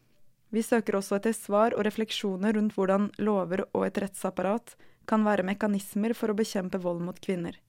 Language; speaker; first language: Norwegian; native; Norwegian